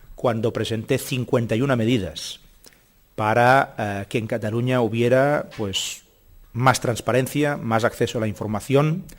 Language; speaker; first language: Spanish; non-native, local second language; Catalan